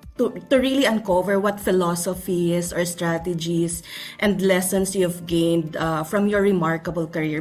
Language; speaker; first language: English; non-native, local second language; Filipino